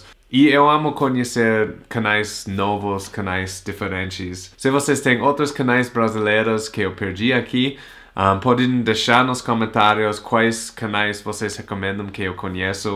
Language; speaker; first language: Portuguese; non-native, learner; English